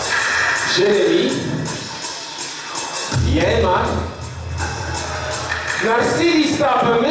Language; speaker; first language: Dutch; native; Dutch